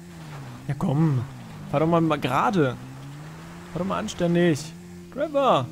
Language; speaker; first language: German; native; German